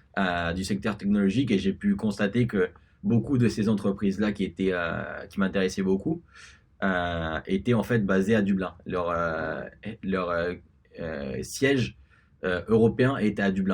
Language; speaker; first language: French; early bilingual, other home language; Spanish